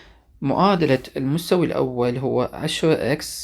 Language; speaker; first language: Arabic; native; Arabic